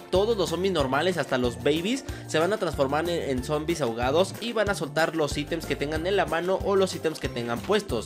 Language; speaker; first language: Spanish; native; Spanish